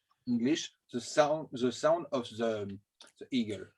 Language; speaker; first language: English; non-native, learner; French